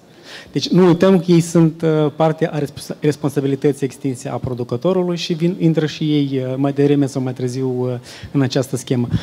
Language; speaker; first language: Romanian; native; Romanian